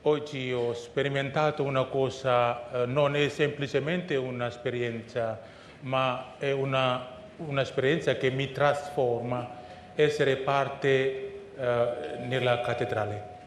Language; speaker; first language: Italian; non-native, learner; Indonesian